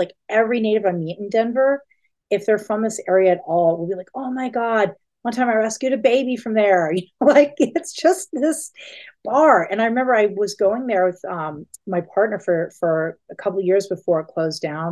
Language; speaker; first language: English; native; English